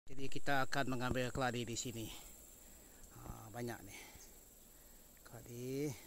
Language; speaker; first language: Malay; non-native, local second language; Iban